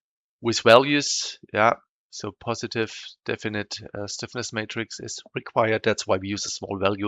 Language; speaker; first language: English; non-native, fluent; German